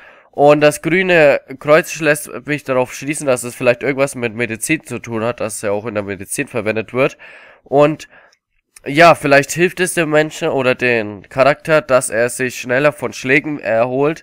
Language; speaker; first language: German; native; German